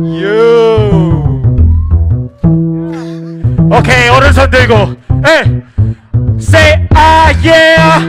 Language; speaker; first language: English; non-native, learner; Korean